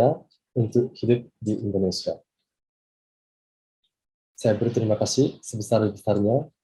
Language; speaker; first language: Indonesian; non-native, fluent; Japanese